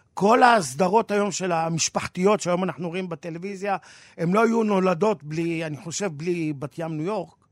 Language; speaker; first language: Hebrew; native; Hebrew